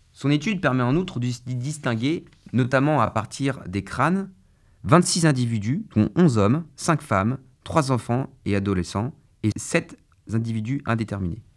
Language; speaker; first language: French; native; French